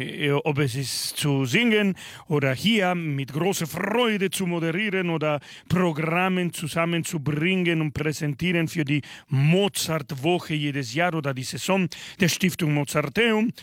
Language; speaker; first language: German; non-native, fluent; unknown